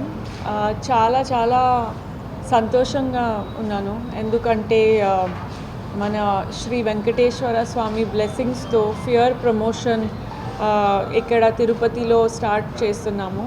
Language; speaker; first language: Telugu; non-native, fluent; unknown